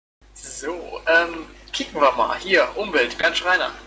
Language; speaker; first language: German; native; German